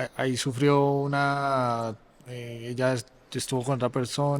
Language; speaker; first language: Spanish; native; Spanish